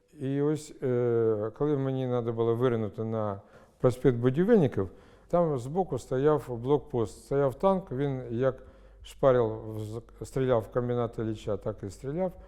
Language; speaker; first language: Ukrainian; non-native, local second language; Russian